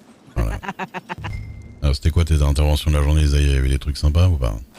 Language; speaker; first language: French; native; French